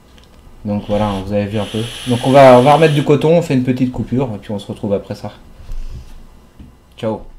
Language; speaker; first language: French; native; French